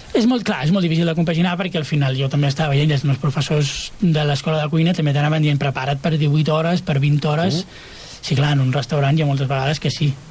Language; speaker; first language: Catalan; native; Catalan